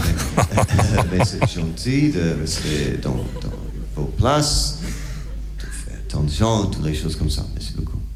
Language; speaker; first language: French; non-native, learner; English